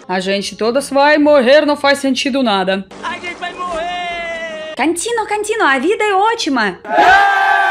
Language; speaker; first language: Portuguese; non-native, fluent; Russian